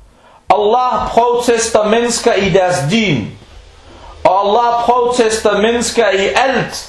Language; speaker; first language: Danish; early bilingual, other home language; Urdu